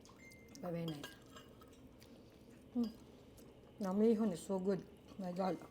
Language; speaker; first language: English; non-native, local second language; Filipino